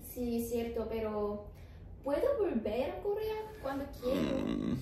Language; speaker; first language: Spanish; non-native, learner; Korean